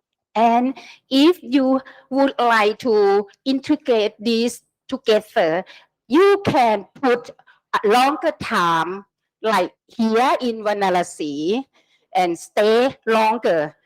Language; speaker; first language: English; non-native, learner; Thai